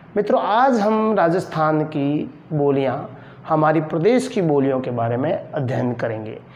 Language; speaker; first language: Hindi; native; Hindi